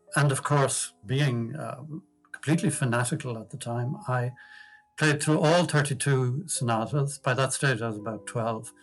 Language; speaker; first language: English; native; English